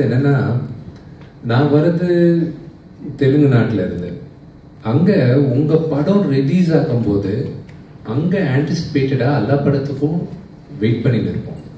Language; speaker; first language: Tamil; non-native, local second language; Telugu